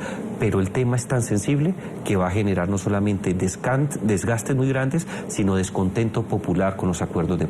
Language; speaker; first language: Spanish; native; Spanish